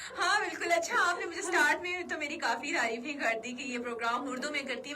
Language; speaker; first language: Urdu; native; Urdu